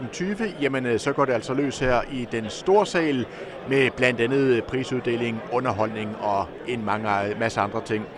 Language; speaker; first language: Danish; native; Danish